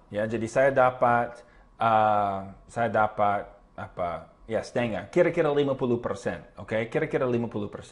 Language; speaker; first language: Indonesian; non-native, fluent; English